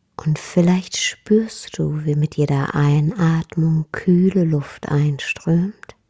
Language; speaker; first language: German; native; German